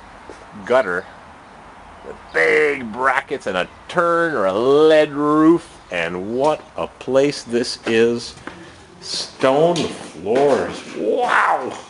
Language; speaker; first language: English; native; English